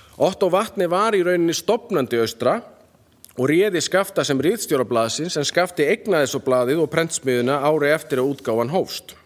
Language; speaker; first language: Icelandic; native; Icelandic